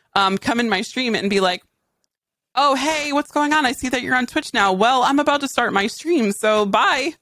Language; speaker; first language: English; native; English